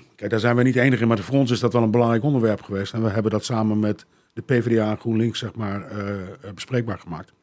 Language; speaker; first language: Dutch; native; Dutch